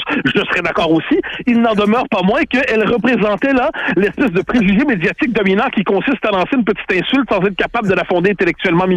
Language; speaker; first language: French; native; French